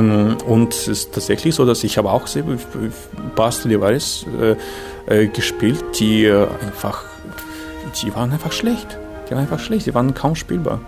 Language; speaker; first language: German; non-native, fluent; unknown